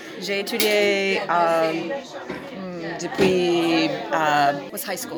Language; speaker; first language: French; non-native, learner; English